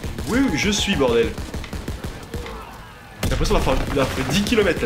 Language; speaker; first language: French; native; French